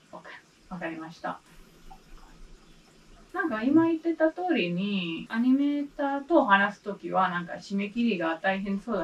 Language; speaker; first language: Japanese; non-native, learner; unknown